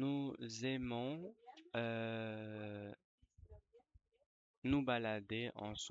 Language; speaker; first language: French; non-native, fluent; Spanish